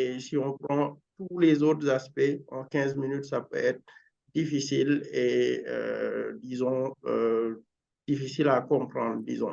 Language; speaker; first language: French; non-native, local second language; Wolof